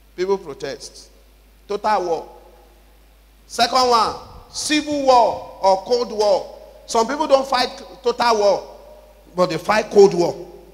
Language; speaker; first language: English; non-native, local second language; Yoruba